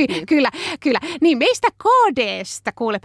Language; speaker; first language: Finnish; native; Finnish